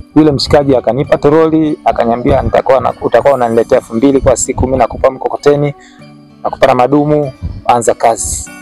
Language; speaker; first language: Swahili; non-native, local second language; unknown